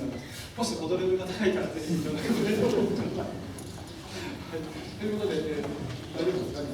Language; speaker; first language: Japanese; native; Japanese